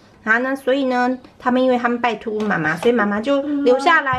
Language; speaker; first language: Chinese; native; Chinese